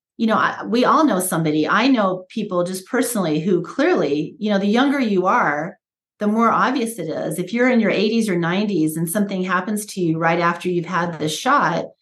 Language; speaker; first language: English; native; English